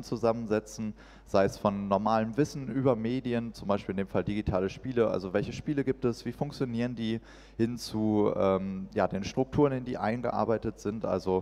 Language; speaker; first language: German; native; German